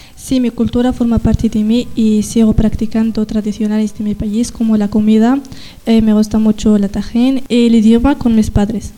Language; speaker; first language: Spanish; non-native, learner; Riffian